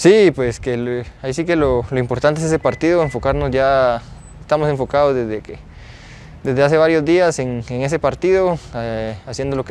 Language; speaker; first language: Spanish; native; Spanish